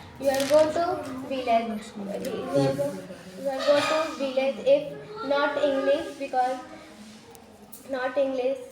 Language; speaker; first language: English; non-native, learner; Hindi